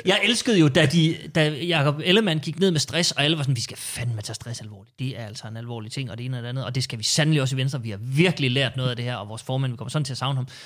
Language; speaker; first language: Danish; native; Danish